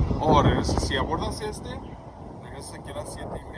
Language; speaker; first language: Spanish; native; Spanish